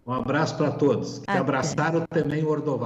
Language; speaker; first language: Portuguese; native; Portuguese